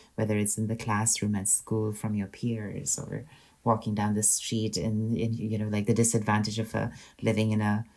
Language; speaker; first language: English; non-native, local second language; Hindi